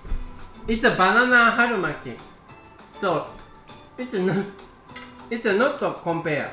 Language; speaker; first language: English; non-native, learner; Japanese